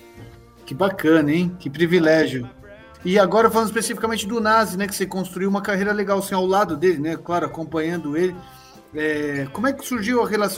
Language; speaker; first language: Portuguese; native; Portuguese